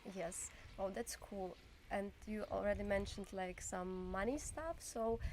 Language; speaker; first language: English; non-native, fluent; Ukrainian